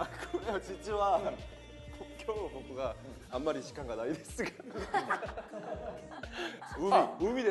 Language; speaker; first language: Japanese; non-native, learner; Korean